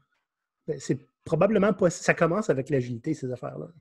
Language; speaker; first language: French; native; French